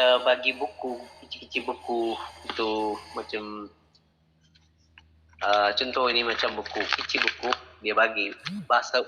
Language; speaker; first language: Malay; non-native, learner; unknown